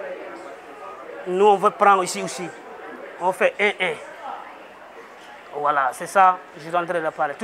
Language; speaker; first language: French; non-native, local second language; Wolof